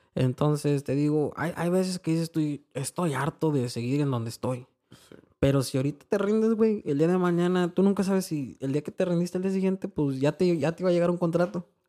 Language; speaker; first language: Spanish; early bilingual, heritage; Spanish